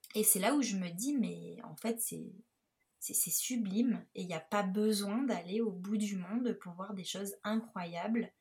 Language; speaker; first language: French; native; French